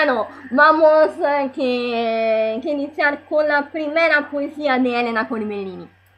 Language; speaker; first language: Spanish; non-native, learner; Italian